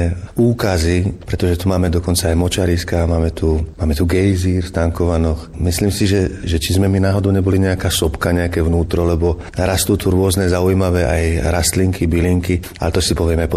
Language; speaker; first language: Slovak; native; Slovak